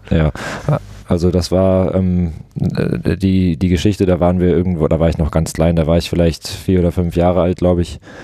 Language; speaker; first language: German; native; German